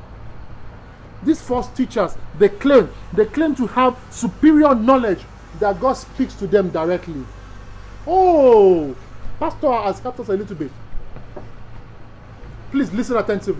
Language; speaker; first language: English; non-native, local second language; Yoruba